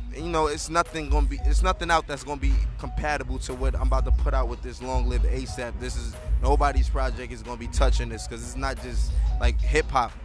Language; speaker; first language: English; native; English